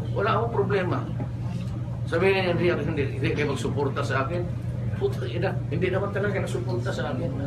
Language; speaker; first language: Filipino; non-native, local second language; Cebuano